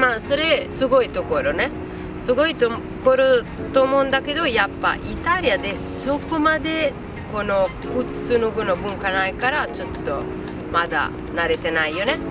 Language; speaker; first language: Japanese; non-native, fluent; Italian